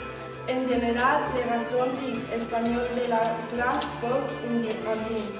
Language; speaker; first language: French; non-native, learner; Spanish